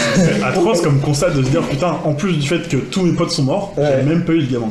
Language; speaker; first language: French; native; French